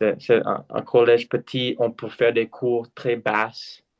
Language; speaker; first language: French; non-native, learner; English